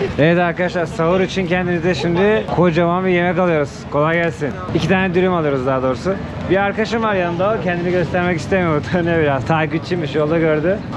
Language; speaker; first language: Turkish; native; Turkish